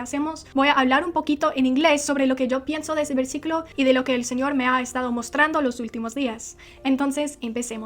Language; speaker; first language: Spanish; non-native, fluent; English